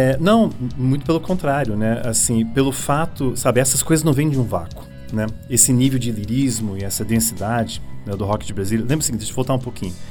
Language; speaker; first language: Portuguese; early bilingual, other home language; English